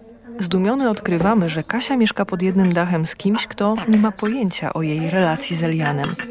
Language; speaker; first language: Polish; native; Polish